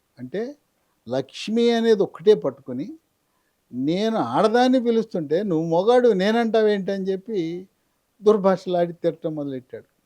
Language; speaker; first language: Telugu; native; Telugu